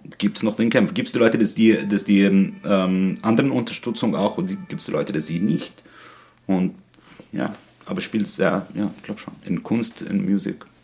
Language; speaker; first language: German; non-native, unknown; Arabic